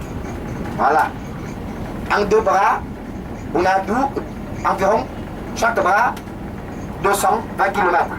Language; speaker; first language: French; non-native, learner; Vietnamese